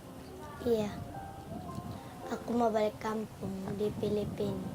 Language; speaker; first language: Indonesian; early bilingual, other home language; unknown